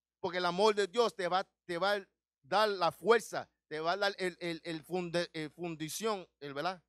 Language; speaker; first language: Spanish; early bilingual, heritage; Spanish